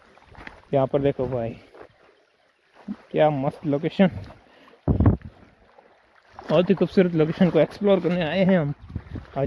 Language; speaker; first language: Hindi; non-native, local second language; Gujarati